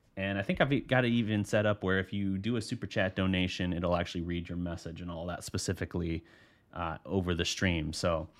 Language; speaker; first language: English; native; English